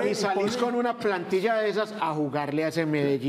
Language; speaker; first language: Spanish; native; Spanish